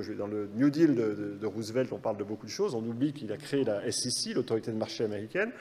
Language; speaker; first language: French; native; French